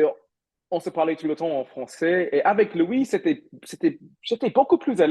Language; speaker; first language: French; non-native, fluent; English